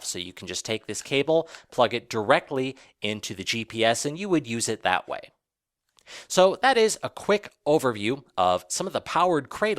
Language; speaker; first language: English; native; English